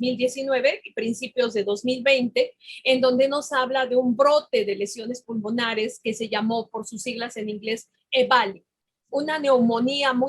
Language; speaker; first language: Spanish; native; Spanish